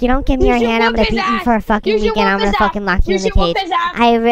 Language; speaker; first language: English; native; English